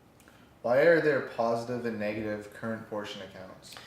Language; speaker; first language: English; native; English